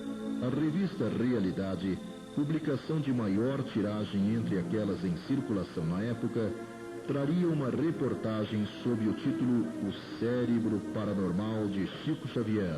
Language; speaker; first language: Portuguese; native; Portuguese